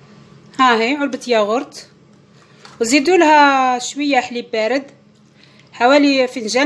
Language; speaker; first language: Arabic; native; Arabic